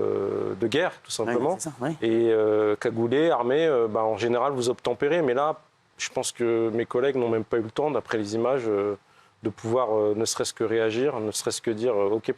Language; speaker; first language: French; native; French